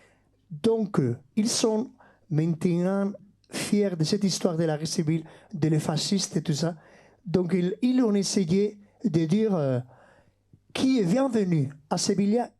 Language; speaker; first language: French; non-native, fluent; Basque